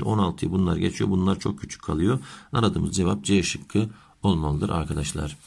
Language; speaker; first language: Turkish; native; Turkish